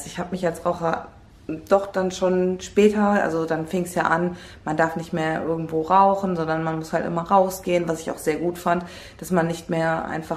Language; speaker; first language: German; native; German